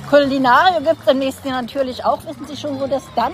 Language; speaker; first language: German; native; German